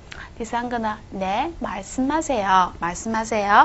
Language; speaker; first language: Korean; non-native, fluent; Chinese